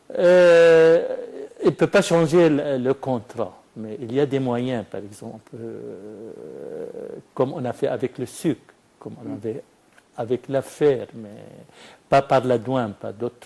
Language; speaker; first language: French; non-native, fluent; Arabic